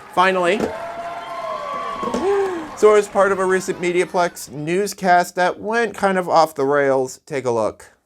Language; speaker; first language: English; native; English